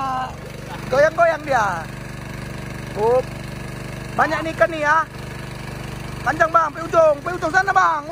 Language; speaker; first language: Indonesian; native; Indonesian